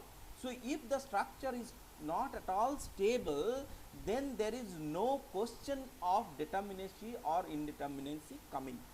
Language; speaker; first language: English; non-native, local second language; Bangla